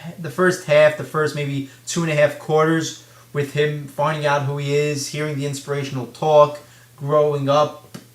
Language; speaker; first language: English; native; English